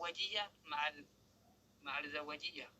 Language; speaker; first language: Arabic; non-native, learner; Oromo